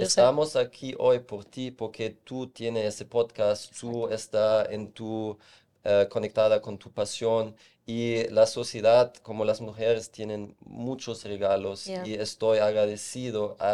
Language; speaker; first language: Spanish; non-native, fluent; German